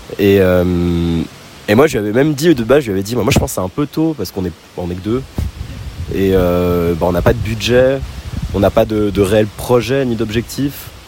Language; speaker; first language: French; native; French